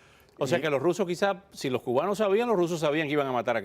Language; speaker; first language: Spanish; native; Spanish